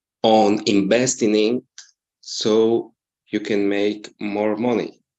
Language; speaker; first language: English; non-native, learner; Spanish